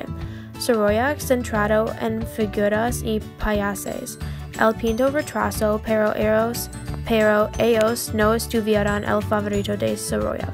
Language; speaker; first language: Spanish; non-native, learner; English